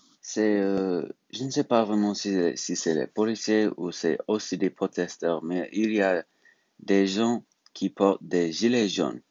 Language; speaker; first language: French; non-native, learner; English